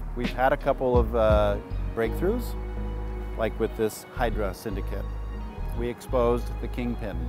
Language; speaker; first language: English; native; English